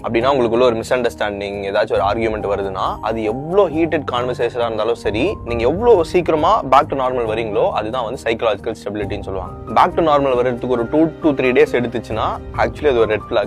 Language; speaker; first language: Tamil; native; Tamil